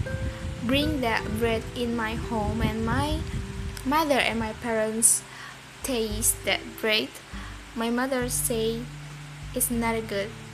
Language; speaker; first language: English; non-native, learner; Indonesian